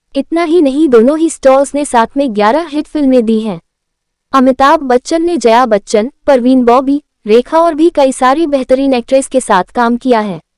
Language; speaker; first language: Hindi; native; Hindi